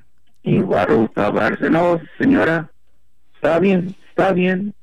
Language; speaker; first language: Spanish; early bilingual, heritage; Spanish